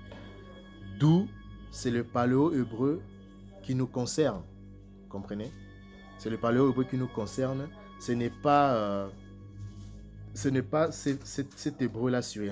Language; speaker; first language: French; non-native, local second language; Kongo